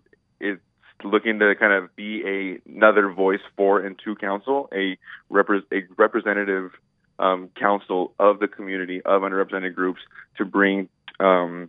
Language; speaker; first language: English; native; English